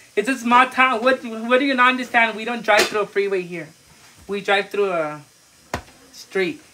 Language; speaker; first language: English; native; English